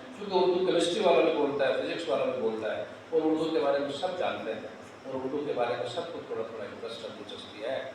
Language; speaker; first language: Urdu; native; Urdu